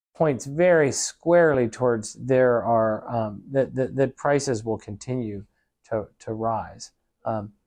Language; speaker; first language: English; native; English